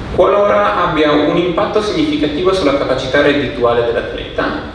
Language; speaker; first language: Italian; native; Italian